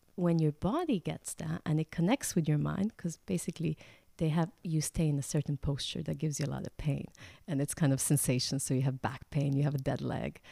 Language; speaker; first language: English; non-native, fluent; Croatian